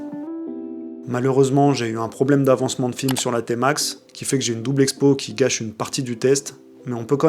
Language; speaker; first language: French; native; French